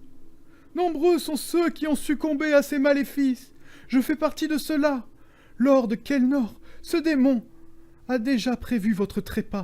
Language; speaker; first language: French; native; French